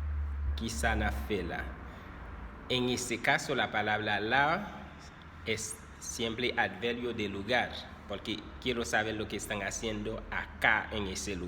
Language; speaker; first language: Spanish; non-native, fluent; Haitian Creole